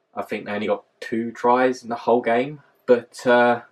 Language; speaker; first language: English; native; English